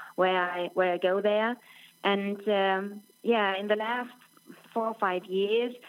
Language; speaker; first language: English; non-native, fluent; German